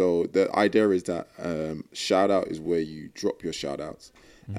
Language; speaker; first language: English; native; English